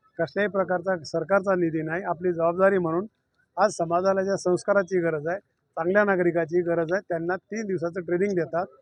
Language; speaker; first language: Marathi; native; Marathi